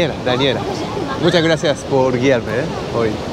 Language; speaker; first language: Spanish; non-native, learner; Japanese